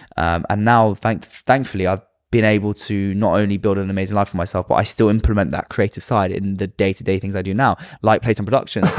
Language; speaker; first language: English; native; English